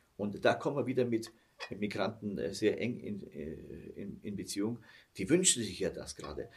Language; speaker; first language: German; early bilingual, heritage; German